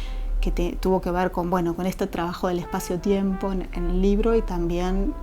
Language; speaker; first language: Spanish; native; Spanish